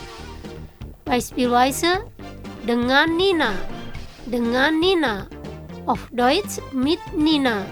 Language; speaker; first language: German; non-native, fluent; Indonesian